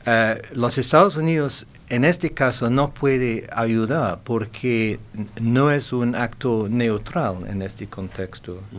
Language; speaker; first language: Spanish; non-native, fluent; English